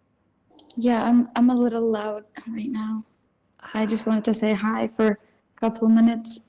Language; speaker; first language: English; non-native, fluent; Turkish